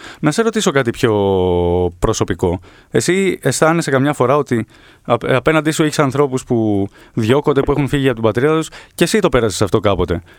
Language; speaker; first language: Greek; native; Greek